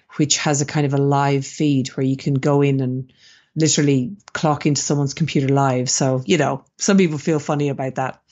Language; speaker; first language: English; native; English